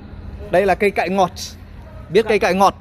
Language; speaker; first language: Vietnamese; native; Vietnamese